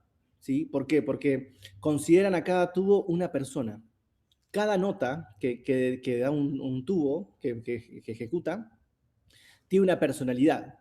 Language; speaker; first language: Spanish; native; Spanish